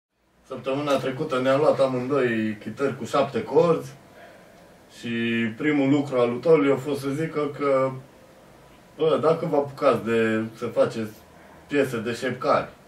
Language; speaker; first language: Romanian; native; Romanian